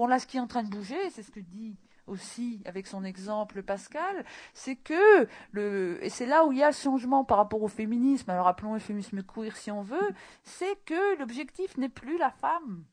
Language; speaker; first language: French; native; French